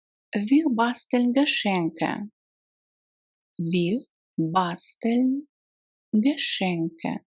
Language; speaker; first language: German; non-native, fluent; Russian